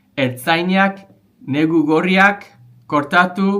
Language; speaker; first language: Basque; non-native, learner; English